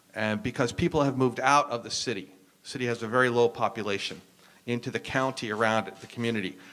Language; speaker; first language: English; native; English